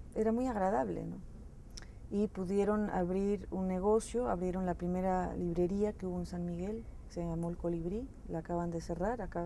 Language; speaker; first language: Spanish; native; Spanish